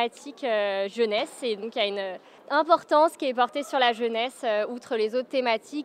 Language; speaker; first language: French; native; French